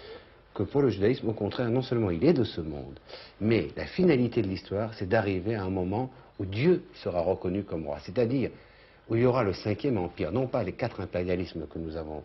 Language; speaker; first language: French; native; French